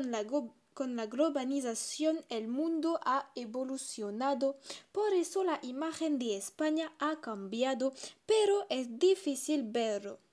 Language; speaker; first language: Spanish; non-native, learner; French